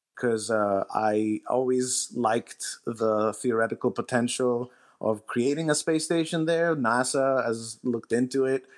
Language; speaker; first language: English; non-native, fluent; Greek